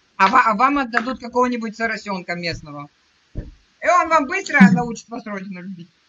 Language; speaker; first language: Russian; native; Russian